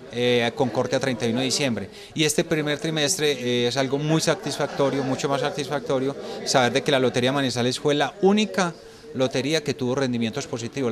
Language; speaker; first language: Spanish; native; Spanish